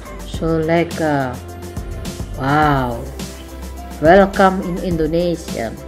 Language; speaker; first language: German; non-native, learner; Indonesian